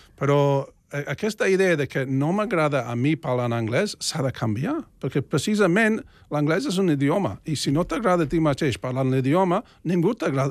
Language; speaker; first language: Catalan; non-native, fluent; English